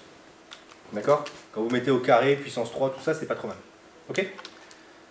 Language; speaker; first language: French; native; French